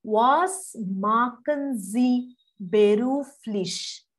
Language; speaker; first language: German; non-native, fluent; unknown